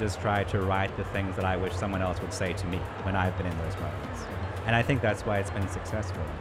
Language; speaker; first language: English; native; English